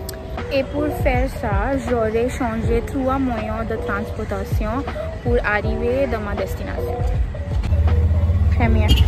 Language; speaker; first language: French; non-native, fluent; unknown